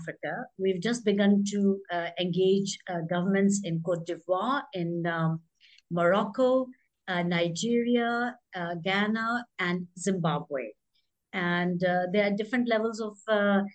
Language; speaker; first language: English; non-native, local second language; Hindi